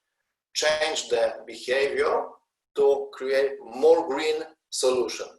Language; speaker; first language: English; non-native, learner; Polish